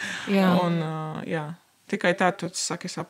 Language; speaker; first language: Latvian; non-native, local second language; Russian